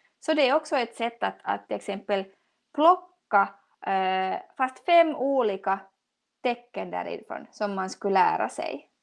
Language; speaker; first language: Swedish; native; Swedish